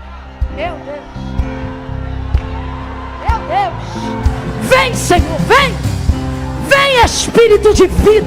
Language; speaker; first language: Portuguese; native; Portuguese